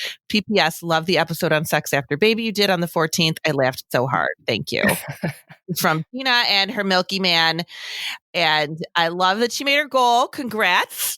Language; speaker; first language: English; native; English